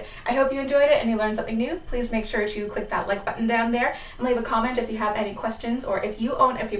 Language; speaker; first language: English; native; English